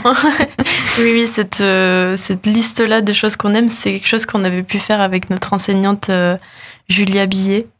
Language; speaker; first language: French; native; French